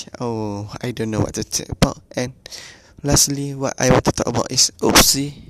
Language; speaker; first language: English; non-native, learner; Malay